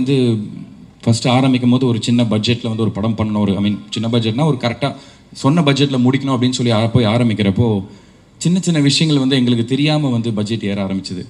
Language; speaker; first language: Tamil; native; Tamil